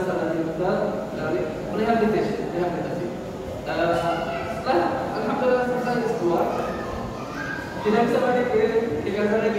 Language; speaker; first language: Indonesian; non-native, learner; Arabic